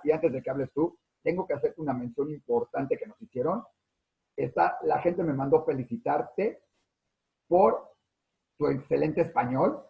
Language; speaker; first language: Spanish; native; Spanish